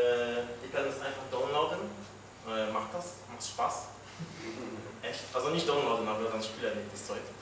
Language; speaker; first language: German; non-native, fluent; Polish